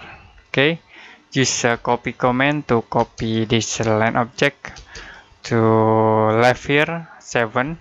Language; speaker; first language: English; non-native, learner; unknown